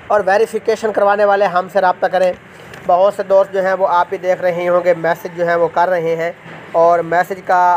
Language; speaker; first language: Urdu; native; Urdu